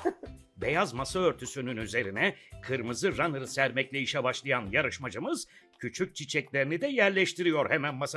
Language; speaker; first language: Turkish; native; Turkish